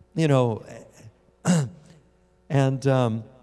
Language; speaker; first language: English; native; English